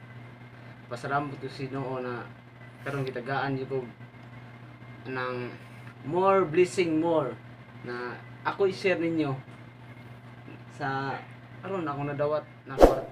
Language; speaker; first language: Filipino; non-native, local second language; Cebuano